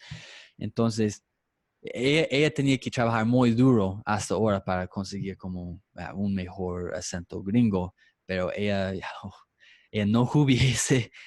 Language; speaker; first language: Spanish; non-native, fluent; English